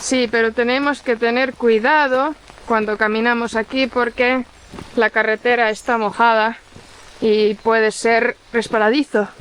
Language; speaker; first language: Spanish; non-native, fluent; Estonian